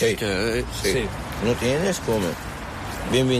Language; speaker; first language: Spanish; non-native, learner; Arabic